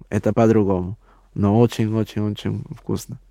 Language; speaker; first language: Russian; non-native, learner; Spanish